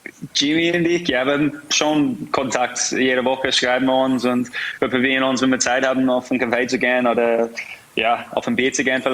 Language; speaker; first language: German; non-native, fluent; English